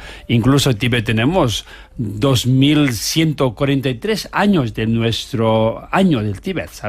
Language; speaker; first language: Spanish; non-native, learner; Tibetan